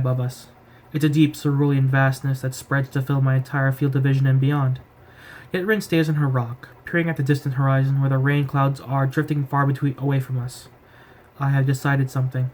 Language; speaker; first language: English; native; English